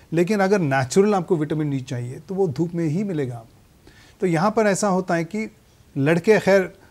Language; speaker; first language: Hindi; native; Hindi